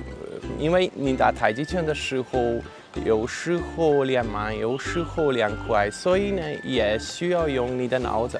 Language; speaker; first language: Chinese; non-native, fluent; Hungarian